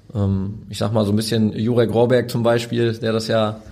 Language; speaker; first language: German; native; German